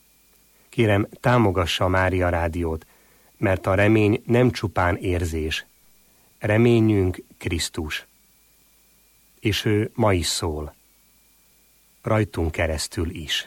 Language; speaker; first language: Hungarian; native; Hungarian